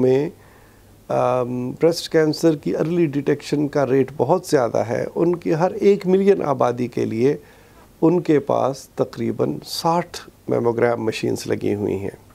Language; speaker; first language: Urdu; non-native, local second language; Pashto